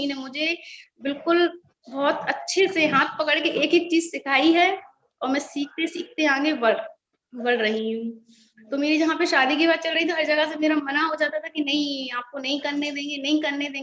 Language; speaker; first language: Hindi; native; Hindi